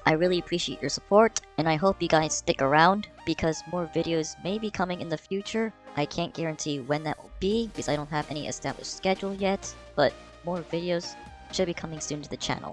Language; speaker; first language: English; native; English